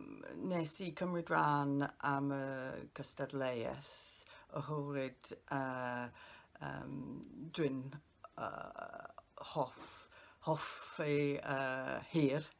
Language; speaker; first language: Welsh; non-native, learner; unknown